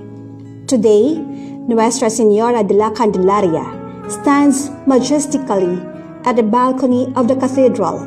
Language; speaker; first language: English; non-native, local second language; Filipino